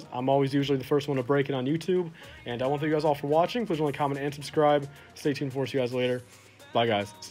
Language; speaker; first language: English; native; English